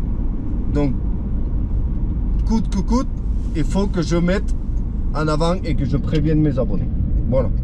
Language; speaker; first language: French; native; French